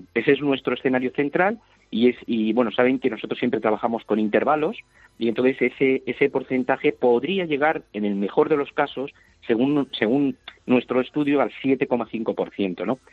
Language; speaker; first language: Spanish; native; Spanish